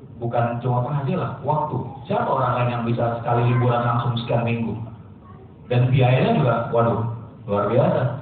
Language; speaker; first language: Indonesian; native; Indonesian